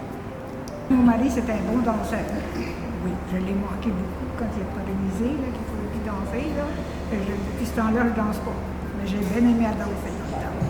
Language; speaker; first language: French; native; French